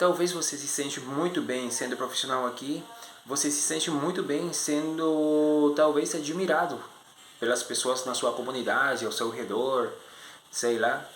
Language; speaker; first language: Portuguese; non-native, fluent; Spanish